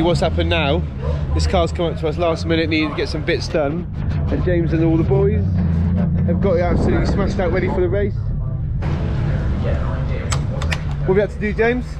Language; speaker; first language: English; native; English